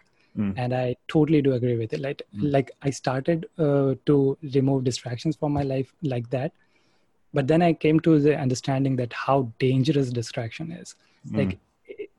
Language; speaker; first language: English; non-native, local second language; Gujarati